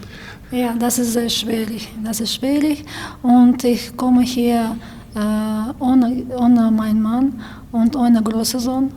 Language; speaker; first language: German; non-native, learner; Ukrainian